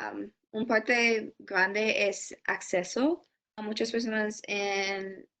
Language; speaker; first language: Spanish; non-native, learner; English